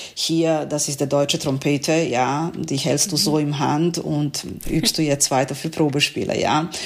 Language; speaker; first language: German; non-native, learner; Serbian